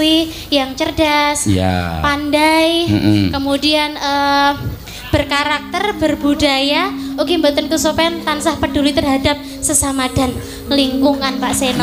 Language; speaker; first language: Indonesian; non-native, local second language; Javanese